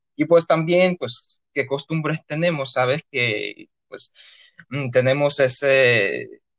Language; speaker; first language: Spanish; non-native, fluent; Russian